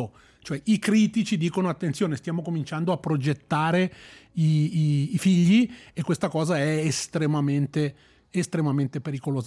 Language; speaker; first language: Italian; native; Italian